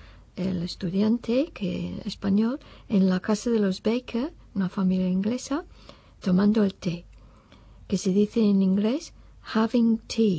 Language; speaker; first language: Spanish; non-native, fluent; English